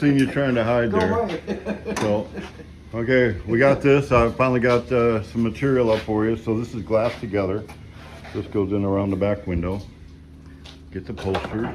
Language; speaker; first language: English; native; English